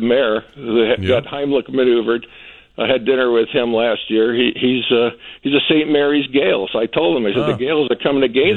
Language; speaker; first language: English; native; English